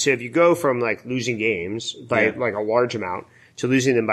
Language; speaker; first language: English; native; English